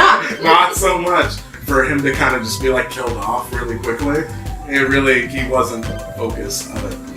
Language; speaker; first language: English; native; English